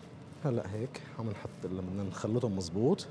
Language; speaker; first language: Arabic; native; Arabic